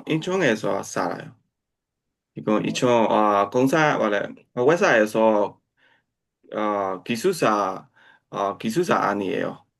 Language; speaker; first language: Korean; non-native, learner; Burmese